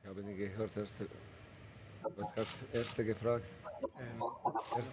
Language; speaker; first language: German; non-native, fluent; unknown